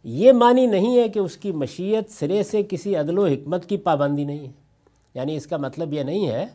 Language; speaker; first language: Urdu; non-native, local second language; Punjabi